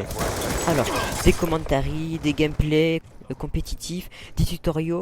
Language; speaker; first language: French; native; French